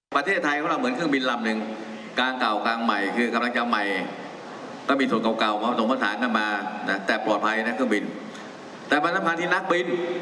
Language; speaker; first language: Thai; native; Thai